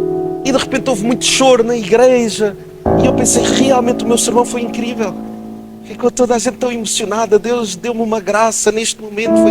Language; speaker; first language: Portuguese; native; Portuguese